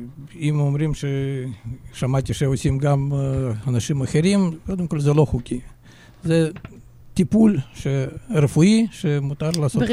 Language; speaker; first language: Hebrew; non-native, fluent; Russian